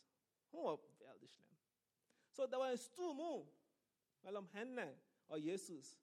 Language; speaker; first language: Norwegian; non-native, fluent; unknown